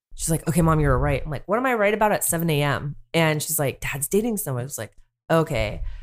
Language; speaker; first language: English; native; English